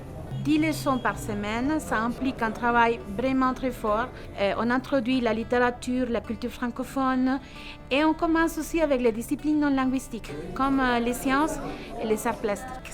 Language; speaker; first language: French; non-native, local second language; Spanish